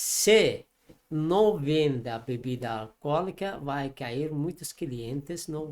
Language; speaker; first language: Portuguese; non-native, learner; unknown